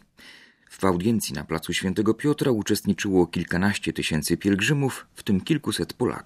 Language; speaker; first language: Polish; native; Polish